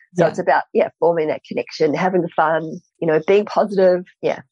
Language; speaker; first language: English; native; English